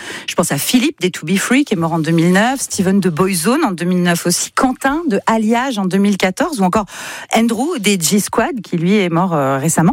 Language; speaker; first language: French; native; French